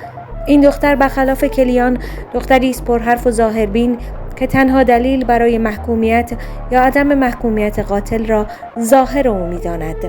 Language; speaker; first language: Persian; native; Persian